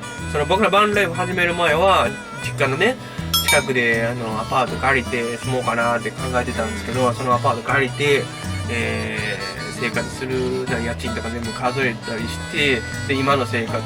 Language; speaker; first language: Japanese; native; Japanese